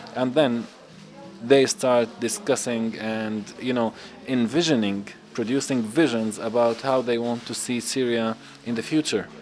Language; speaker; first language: English; non-native, fluent; Arabic